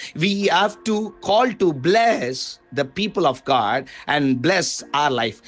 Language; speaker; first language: English; non-native, local second language; Tamil